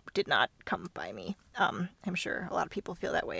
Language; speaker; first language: English; native; English